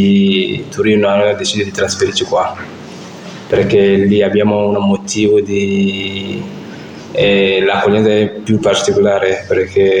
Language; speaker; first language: Italian; non-native, learner; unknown